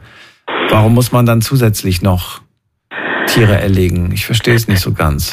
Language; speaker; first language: German; native; German